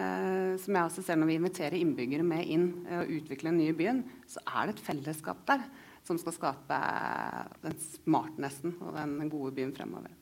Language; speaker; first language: Norwegian; native; Norwegian